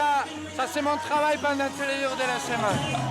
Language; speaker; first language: French; non-native, learner; Spanish